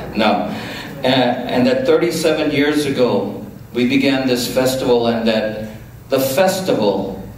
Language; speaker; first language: English; native; English